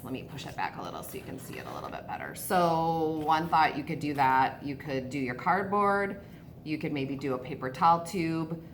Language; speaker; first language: English; native; English